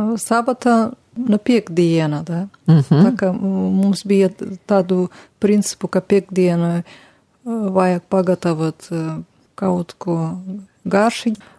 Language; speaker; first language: Latvian; non-native, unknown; Romanian